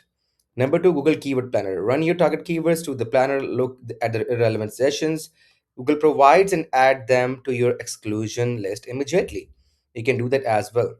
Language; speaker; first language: English; non-native, local second language; Urdu